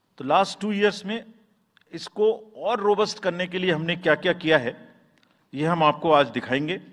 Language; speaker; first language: Hindi; native; Hindi